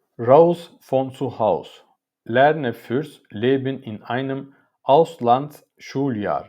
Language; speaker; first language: German; non-native, learner; Turkish